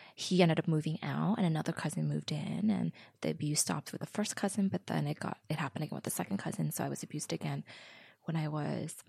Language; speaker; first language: English; early bilingual, other home language; Vietnamese